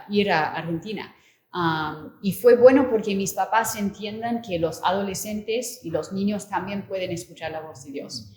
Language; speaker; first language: Spanish; non-native, fluent; English